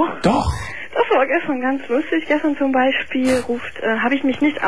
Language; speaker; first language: German; native; German